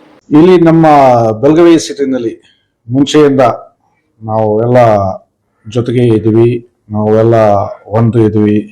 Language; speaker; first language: Kannada; non-native, fluent; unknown